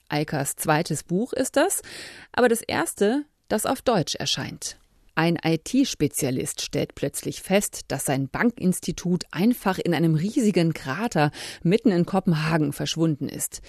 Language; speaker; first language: German; native; German